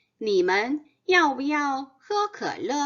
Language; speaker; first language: Chinese; non-native, fluent; Korean